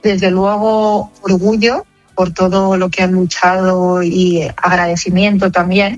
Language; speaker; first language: Spanish; native; Spanish